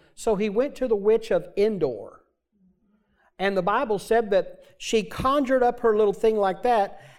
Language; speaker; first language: English; native; English